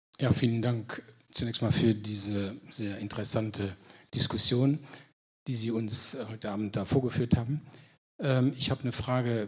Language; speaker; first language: German; non-native, local second language; Luxembourgish